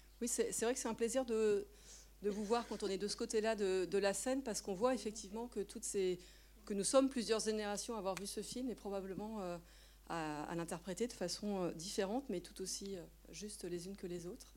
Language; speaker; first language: French; native; French